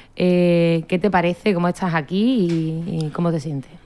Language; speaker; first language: Spanish; native; Spanish